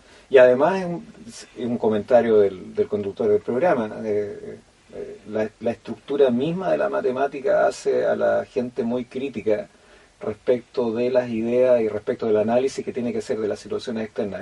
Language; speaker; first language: Spanish; native; Spanish